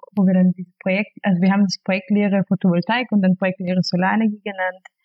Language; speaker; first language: German; non-native, fluent; Spanish